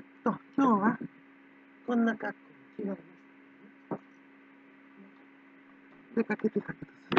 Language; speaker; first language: Japanese; native; Japanese